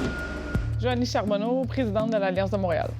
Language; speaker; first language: French; native; French